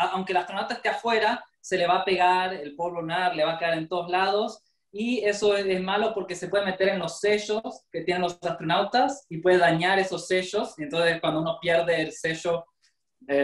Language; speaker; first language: Spanish; native; Spanish